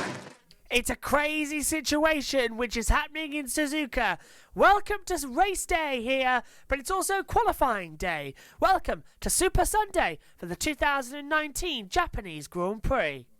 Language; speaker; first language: English; native; English